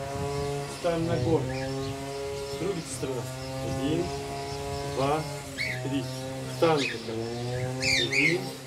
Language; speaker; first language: Bulgarian; non-native, learner; Russian